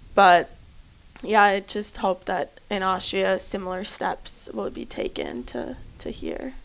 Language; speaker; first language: English; non-native, fluent; German